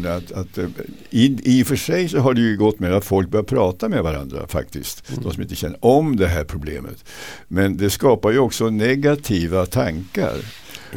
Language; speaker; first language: Swedish; native; Swedish